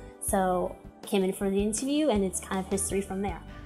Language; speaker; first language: English; early bilingual, other home language; Spanish